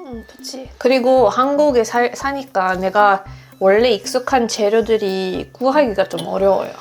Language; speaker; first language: Korean; non-native, fluent; Swedish